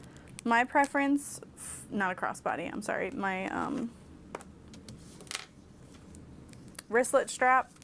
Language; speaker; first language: English; native; English